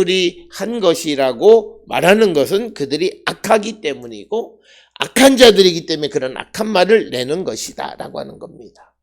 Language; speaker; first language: Korean; native; Korean